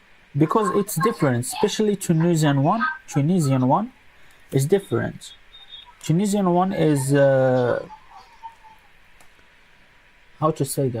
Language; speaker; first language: English; non-native, local second language; Arabic